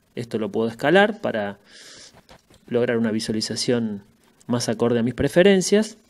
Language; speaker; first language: Spanish; native; Spanish